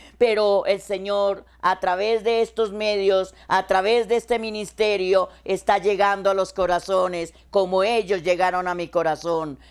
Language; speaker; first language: Spanish; native; Spanish